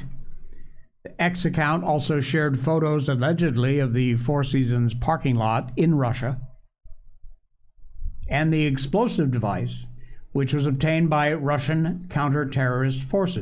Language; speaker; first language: English; native; English